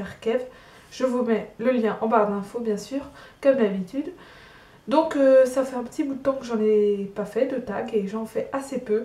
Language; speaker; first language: French; native; French